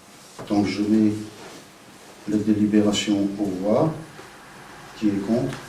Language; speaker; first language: French; native; French